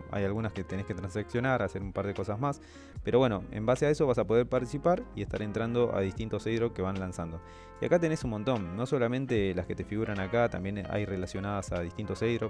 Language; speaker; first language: Spanish; native; Spanish